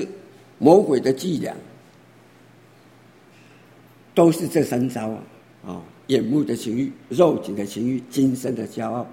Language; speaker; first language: Chinese; native; Chinese